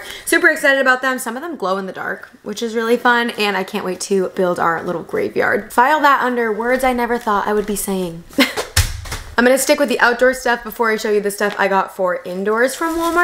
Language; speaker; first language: English; native; English